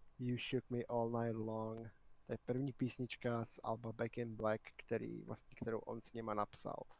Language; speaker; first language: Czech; native; Czech